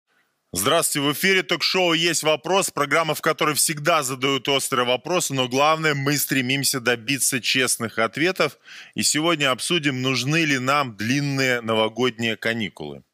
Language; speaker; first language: Russian; native; Russian